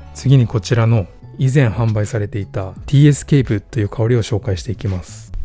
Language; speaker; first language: Japanese; native; Japanese